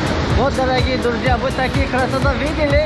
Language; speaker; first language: Russian; non-native, fluent; Azerbaijani